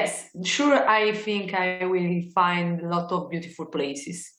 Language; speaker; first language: English; non-native, fluent; Italian